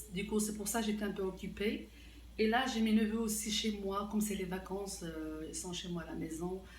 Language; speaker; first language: French; non-native, local second language; Arabic